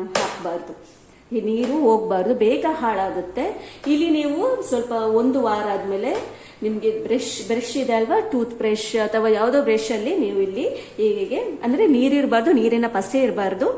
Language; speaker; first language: Kannada; non-native, local second language; Tulu